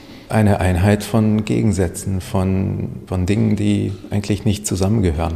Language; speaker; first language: German; non-native, fluent; Hungarian